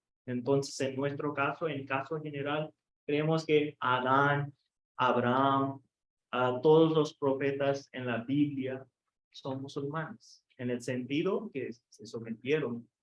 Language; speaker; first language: Spanish; non-native, fluent; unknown